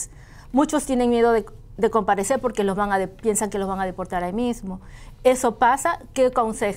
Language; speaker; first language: Spanish; native; Spanish